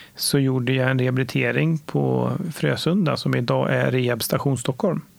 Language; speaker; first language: Swedish; native; Swedish